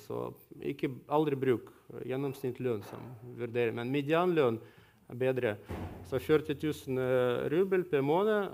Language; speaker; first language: Norwegian; non-native, fluent; Russian